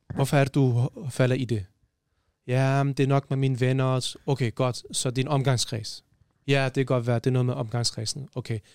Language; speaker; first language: Danish; early bilingual, other home language; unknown